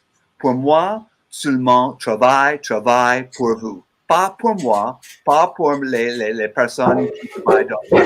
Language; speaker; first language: French; non-native, learner; English